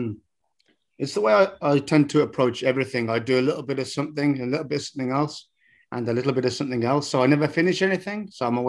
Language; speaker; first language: English; native; English